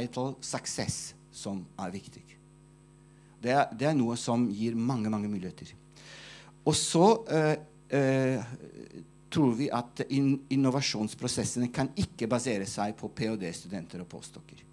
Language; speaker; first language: Norwegian; non-native, fluent; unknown